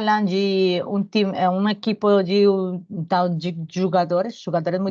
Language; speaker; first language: Portuguese; non-native, learner; Spanish